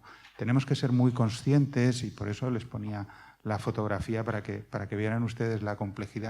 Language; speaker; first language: Spanish; native; Spanish